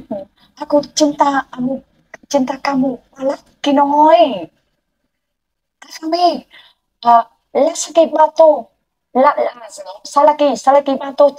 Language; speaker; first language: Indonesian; non-native, learner; Vietnamese